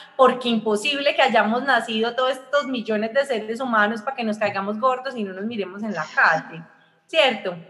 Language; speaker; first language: Spanish; native; Spanish